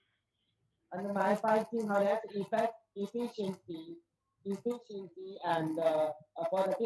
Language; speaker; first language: English; non-native, learner; Chinese